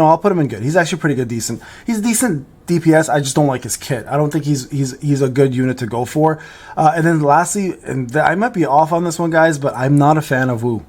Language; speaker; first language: English; native; English